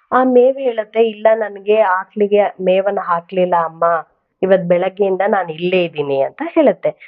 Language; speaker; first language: Kannada; non-native, local second language; Telugu